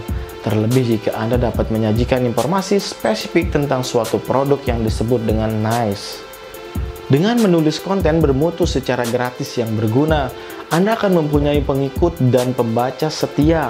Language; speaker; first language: Indonesian; native; Indonesian